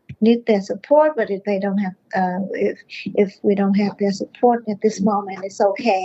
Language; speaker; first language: English; non-native, fluent; Vietnamese